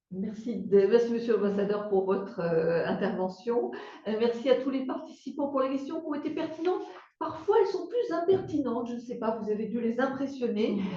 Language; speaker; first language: French; native; French